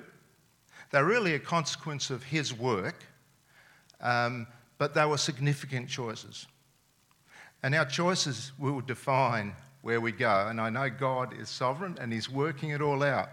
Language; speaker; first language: English; non-native, local second language; Serbian